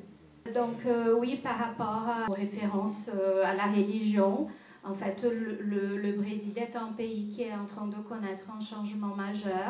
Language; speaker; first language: French; non-native, fluent; Portuguese